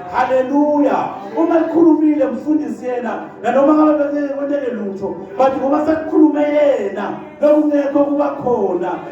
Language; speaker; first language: Zulu; non-native, local second language; Swati